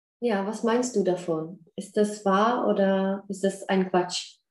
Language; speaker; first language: German; non-native, fluent; Czech